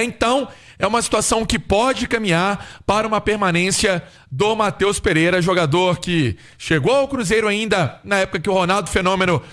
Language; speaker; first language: Portuguese; native; Portuguese